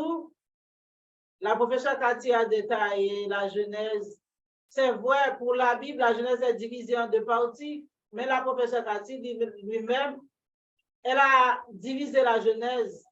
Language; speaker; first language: French; non-native, local second language; Haitian Creole